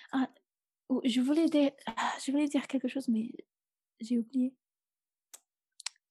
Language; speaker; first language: French; non-native, fluent; English